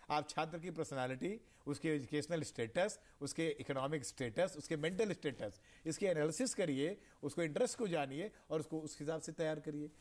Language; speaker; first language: Hindi; native; Hindi